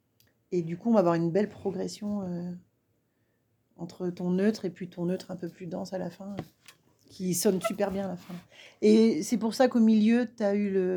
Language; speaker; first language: French; native; French